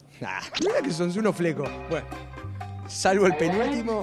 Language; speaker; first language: Spanish; native; Spanish